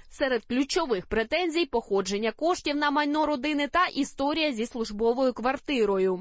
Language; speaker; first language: Ukrainian; native; Ukrainian